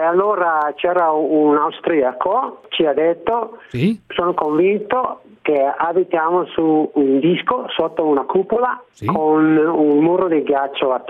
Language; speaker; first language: Italian; non-native, learner; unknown